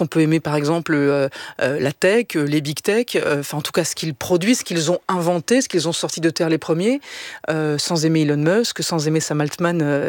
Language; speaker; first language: French; native; French